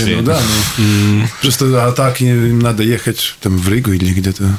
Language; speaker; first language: Russian; non-native, local second language; Latvian